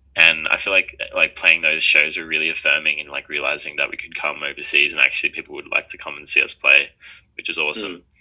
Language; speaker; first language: English; native; English